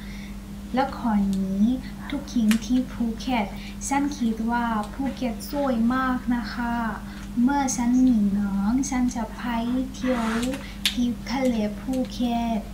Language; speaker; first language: Thai; non-native, learner; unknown